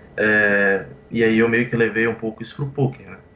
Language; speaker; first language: Portuguese; native; Portuguese